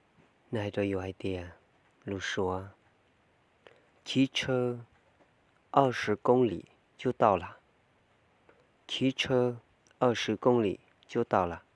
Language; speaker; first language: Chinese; non-native, learner; Hmong